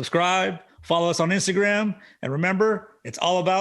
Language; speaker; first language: English; native; English